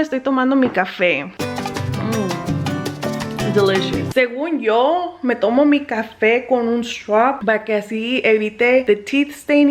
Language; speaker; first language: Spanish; early bilingual, heritage; English